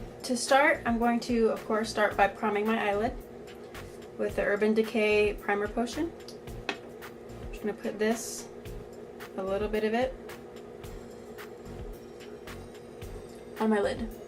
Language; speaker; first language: English; native; English